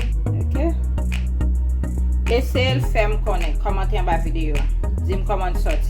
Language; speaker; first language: French; non-native, local second language; Haitian Creole